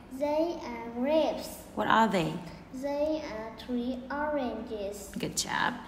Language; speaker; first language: English; non-native, learner; Vietnamese